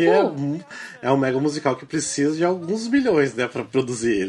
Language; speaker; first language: Portuguese; native; Portuguese